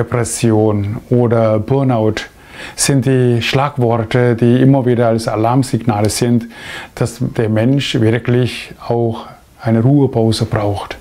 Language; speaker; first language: German; non-native, fluent; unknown